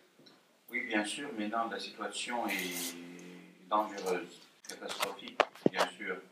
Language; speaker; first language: French; non-native, fluent; Arabic